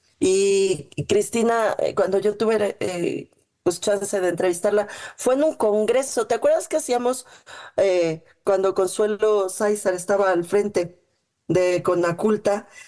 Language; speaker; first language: Spanish; native; Spanish